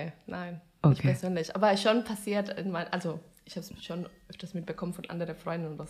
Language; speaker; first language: German; non-native, fluent; Spanish